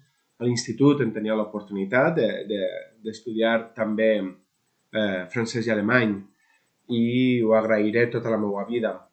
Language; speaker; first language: Catalan; non-native, local second language; Spanish